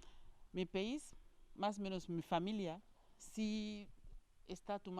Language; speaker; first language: Spanish; non-native, learner; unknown